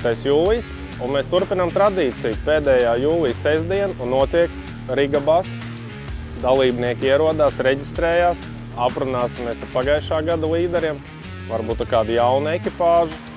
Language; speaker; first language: Latvian; native; Latvian